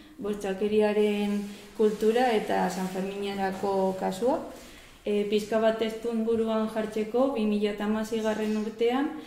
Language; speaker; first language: Basque; non-native, local second language; Spanish